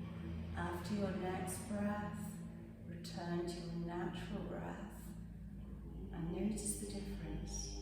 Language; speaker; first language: English; native; English